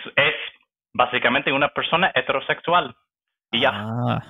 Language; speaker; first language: Spanish; non-native, fluent; English